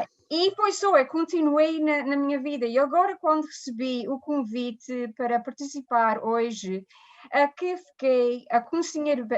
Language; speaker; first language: Portuguese; early bilingual, heritage; Portuguese